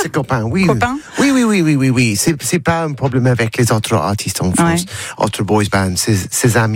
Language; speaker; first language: French; non-native, learner; English